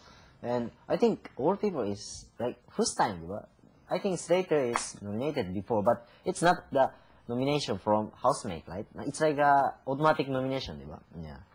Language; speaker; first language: English; non-native, learner; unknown